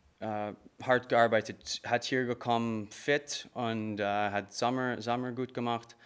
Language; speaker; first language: German; non-native, learner; English